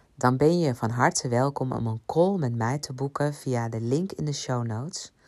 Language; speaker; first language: Dutch; native; Dutch